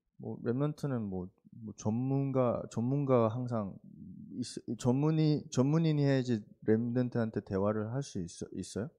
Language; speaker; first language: Korean; early bilingual, heritage; Korean